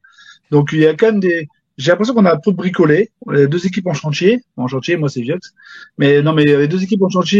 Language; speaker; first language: French; native; French